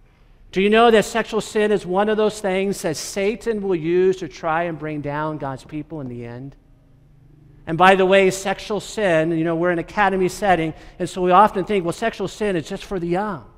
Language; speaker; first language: English; native; English